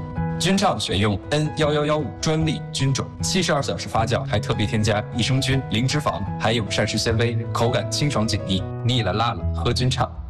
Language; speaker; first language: Chinese; native; Chinese